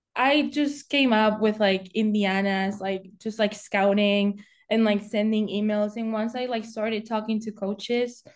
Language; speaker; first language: English; non-native, fluent; Spanish